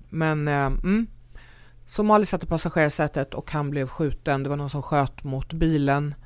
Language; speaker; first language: Swedish; native; Swedish